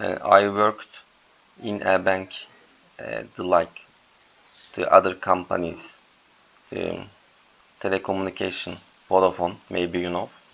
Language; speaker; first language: English; non-native, learner; Turkish